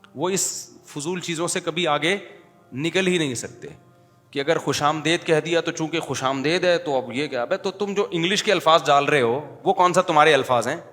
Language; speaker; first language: Urdu; native; Urdu